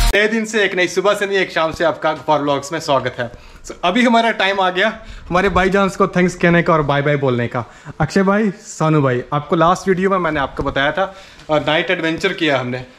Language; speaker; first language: Hindi; native; Hindi